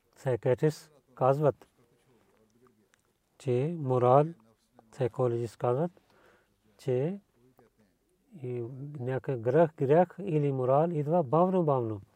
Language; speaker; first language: Bulgarian; non-native, learner; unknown